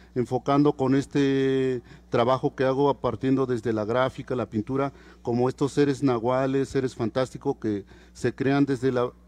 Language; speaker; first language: Spanish; non-native, local second language; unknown